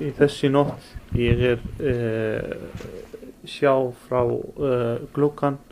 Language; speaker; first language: Icelandic; non-native, learner; Arabic